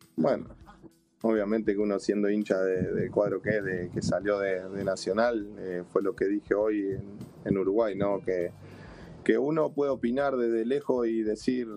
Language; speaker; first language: Spanish; native; Spanish